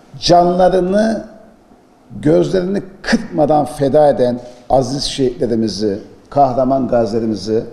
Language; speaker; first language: Turkish; native; Turkish